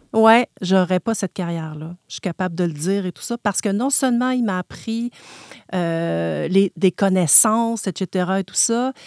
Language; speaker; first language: French; native; French